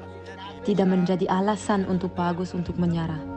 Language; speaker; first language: Indonesian; native; Indonesian